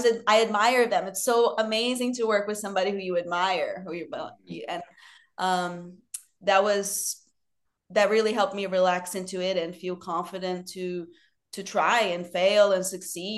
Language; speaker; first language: English; non-native, fluent; Portuguese